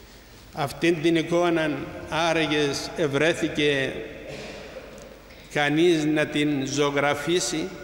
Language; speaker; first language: Greek; native; Greek